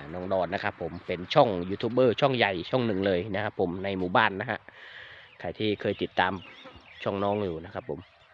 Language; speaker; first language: Thai; native; Thai